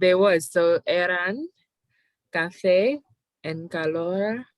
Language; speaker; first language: Spanish; non-native, learner; English